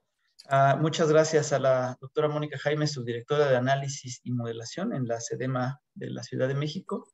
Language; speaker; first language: Spanish; native; Spanish